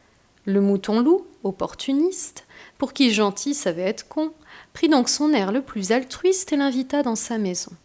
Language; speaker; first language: French; native; French